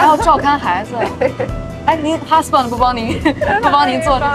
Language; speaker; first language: Chinese; native; Chinese